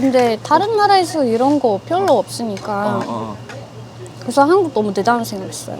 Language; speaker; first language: Korean; non-native, learner; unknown